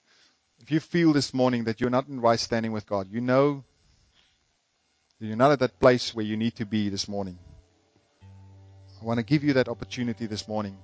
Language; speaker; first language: English; non-native, local second language; Afrikaans